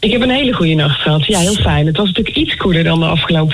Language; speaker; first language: Dutch; native; Dutch